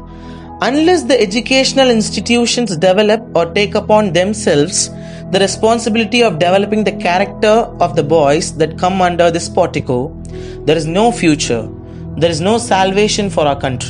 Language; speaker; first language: English; non-native, local second language; Tamil